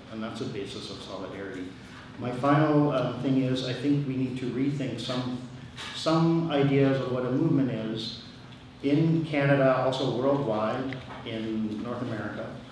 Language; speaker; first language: English; native; English